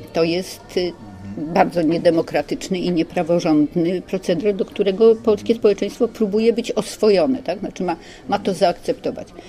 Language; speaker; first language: Polish; native; Polish